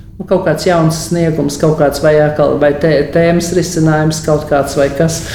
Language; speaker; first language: Latvian; native; Latvian